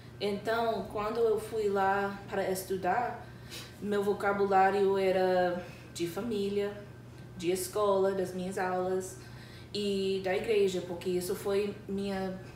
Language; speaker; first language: Portuguese; non-native, fluent; English